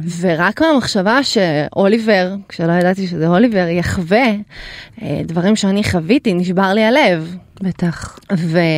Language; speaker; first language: Hebrew; early bilingual, other home language; Russian